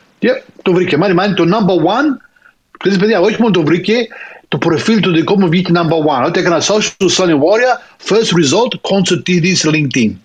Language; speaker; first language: Greek; early bilingual, heritage; Greek